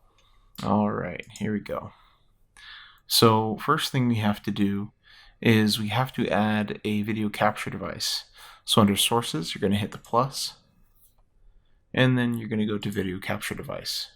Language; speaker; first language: English; native; English